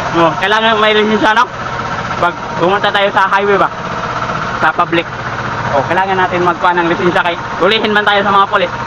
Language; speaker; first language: Filipino; non-native, local second language; Cebuano